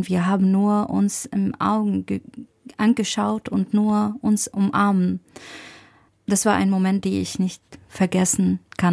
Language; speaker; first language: German; non-native, fluent; Arabic